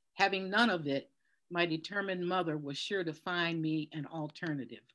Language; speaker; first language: English; native; English